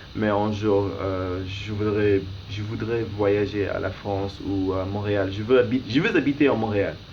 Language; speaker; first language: French; non-native, learner; English